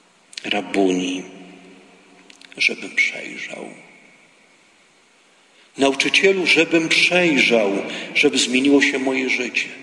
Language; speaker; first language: Polish; native; Polish